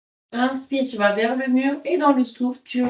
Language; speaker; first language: French; native; French